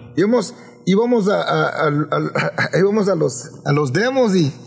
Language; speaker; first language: Spanish; early bilingual, heritage; Spanish